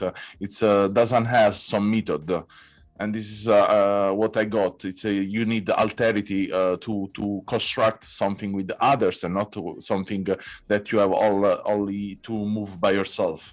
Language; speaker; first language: English; non-native, learner; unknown